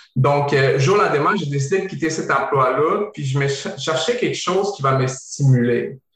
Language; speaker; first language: French; early bilingual, other home language; Bosnian